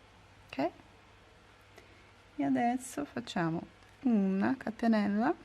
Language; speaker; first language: Italian; non-native, learner; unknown